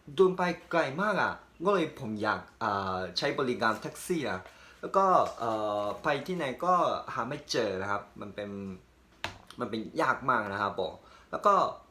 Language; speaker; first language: Thai; non-native, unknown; Japanese